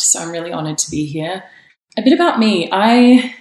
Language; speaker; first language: English; native; English